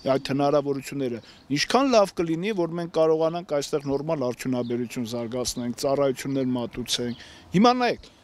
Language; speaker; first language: Armenian; native; Armenian